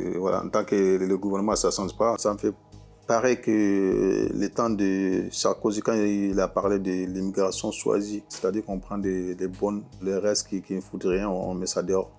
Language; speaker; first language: French; non-native, fluent; Soninke